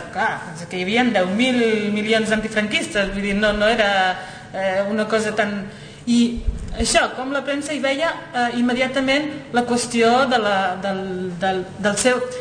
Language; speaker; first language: Catalan; early bilingual, other home language; Riffian